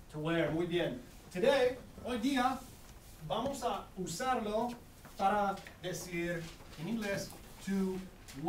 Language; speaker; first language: Spanish; non-native, fluent; English